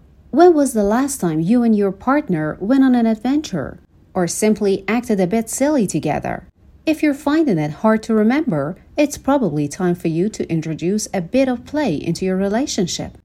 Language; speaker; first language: English; non-native, fluent; Persian